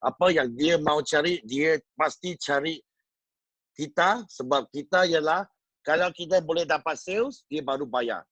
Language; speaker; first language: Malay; non-native, local second language; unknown